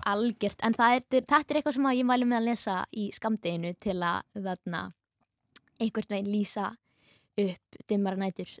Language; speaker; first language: Icelandic; native; Icelandic